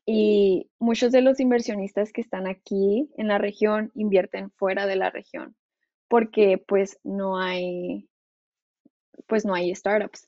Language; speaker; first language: Spanish; native; Spanish